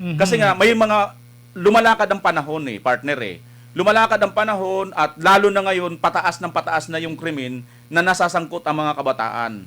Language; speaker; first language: Filipino; non-native, local second language; Waray